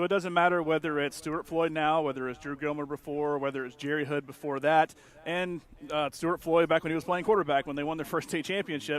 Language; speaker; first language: English; native; English